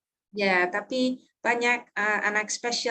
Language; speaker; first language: Indonesian; non-native, learner; Dutch